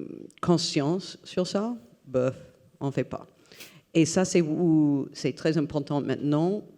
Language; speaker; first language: French; non-native, fluent; English